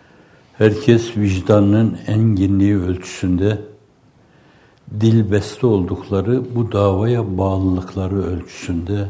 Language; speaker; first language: Turkish; native; Turkish